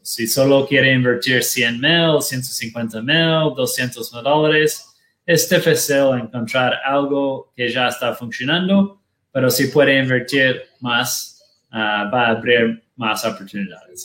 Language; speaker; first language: Spanish; non-native, learner; Portuguese